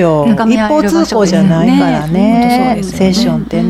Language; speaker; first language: Japanese; native; Japanese